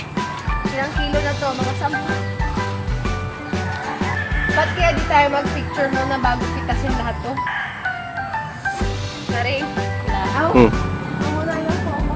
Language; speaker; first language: Filipino; non-native, local second language; Hiligaynon